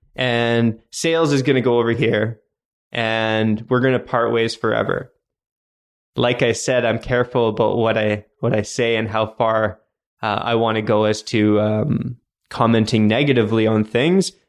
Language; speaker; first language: English; native; English